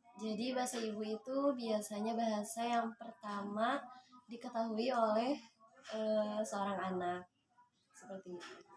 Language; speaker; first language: Indonesian; non-native, local second language; Sundanese